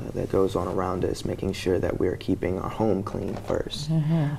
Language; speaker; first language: English; native; English